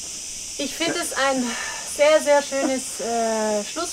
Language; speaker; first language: German; native; German